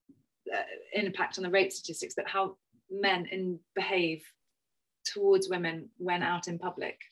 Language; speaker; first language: English; native; English